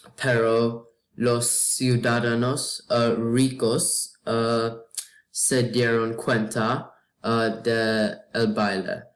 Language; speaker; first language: Spanish; non-native, learner; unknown